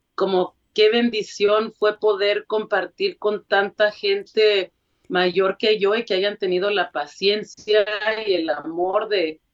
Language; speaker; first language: Spanish; early bilingual, heritage; Spanish